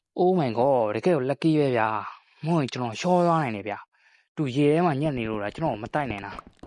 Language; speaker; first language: Burmese; native; Burmese